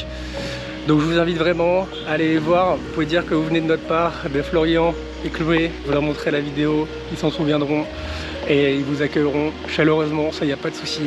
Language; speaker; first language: French; native; French